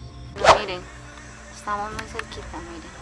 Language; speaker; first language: Spanish; native; Spanish